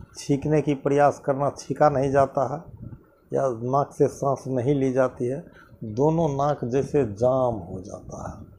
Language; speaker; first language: Hindi; native; Hindi